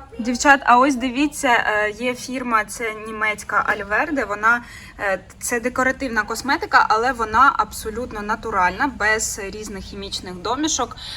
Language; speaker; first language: Ukrainian; non-native, local second language; Russian